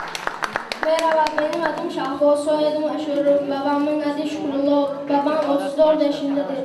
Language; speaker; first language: Turkish; non-native, learner; Tajik